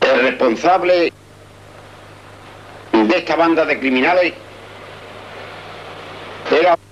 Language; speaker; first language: Spanish; native; Spanish